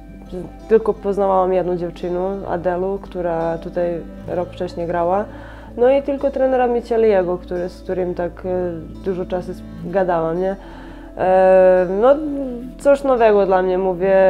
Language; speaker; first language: Polish; non-native, fluent; Serbian